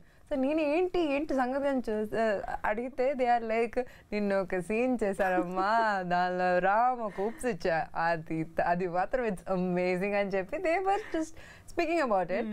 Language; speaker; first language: Telugu; non-native, fluent; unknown